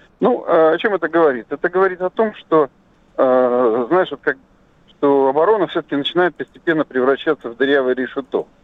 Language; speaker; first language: Russian; native; Russian